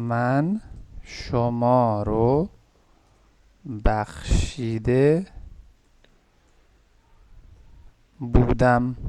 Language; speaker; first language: Persian; non-native, fluent; Urdu